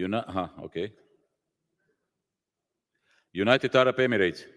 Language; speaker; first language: English; non-native, fluent; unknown